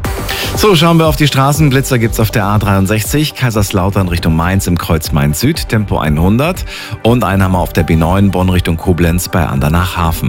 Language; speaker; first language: German; native; German